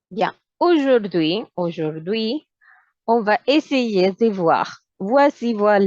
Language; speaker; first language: French; non-native, fluent; Spanish